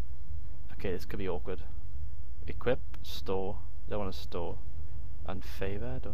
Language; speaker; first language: English; native; English